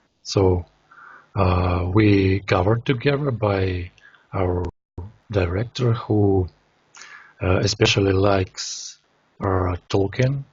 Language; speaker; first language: English; non-native, learner; Russian